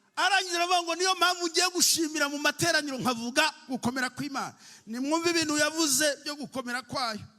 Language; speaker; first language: Kinyarwanda; early bilingual, heritage; Kinyarwanda